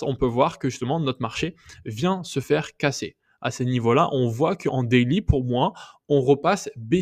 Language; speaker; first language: French; native; French